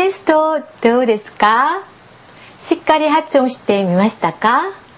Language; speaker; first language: Japanese; non-native, fluent; Korean